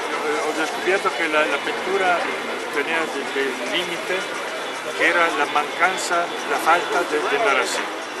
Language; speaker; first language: Spanish; non-native, learner; Italian